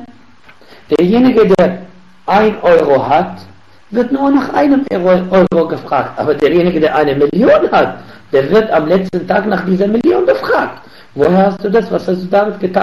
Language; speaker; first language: German; non-native, fluent; Arabic